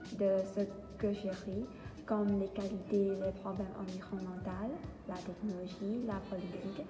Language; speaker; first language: French; non-native, learner; Thai